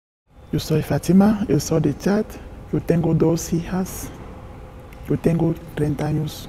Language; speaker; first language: Spanish; non-native, learner; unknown